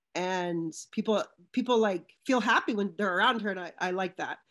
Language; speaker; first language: English; native; English